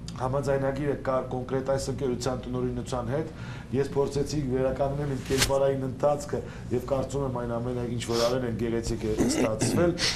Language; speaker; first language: Armenian; native; Armenian